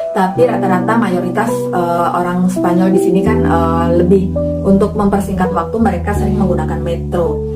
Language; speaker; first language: Indonesian; native; Indonesian